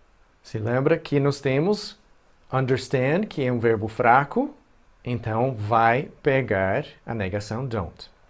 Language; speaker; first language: Portuguese; non-native, fluent; English